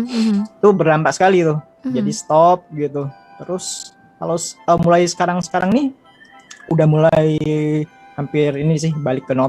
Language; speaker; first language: Indonesian; native; Indonesian